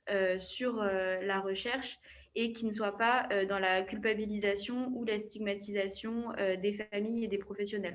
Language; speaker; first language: French; native; French